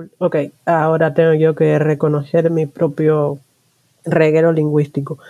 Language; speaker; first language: Spanish; native; Spanish